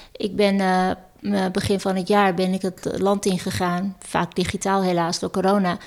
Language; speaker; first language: Dutch; early bilingual, other home language; Turkish